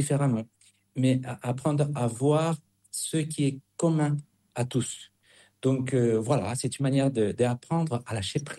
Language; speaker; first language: French; non-native, fluent; Spanish